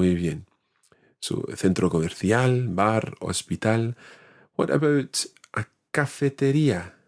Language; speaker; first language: Spanish; non-native, fluent; English